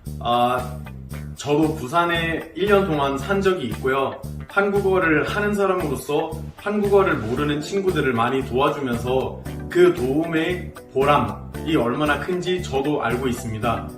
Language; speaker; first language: Korean; non-native, fluent; Arabic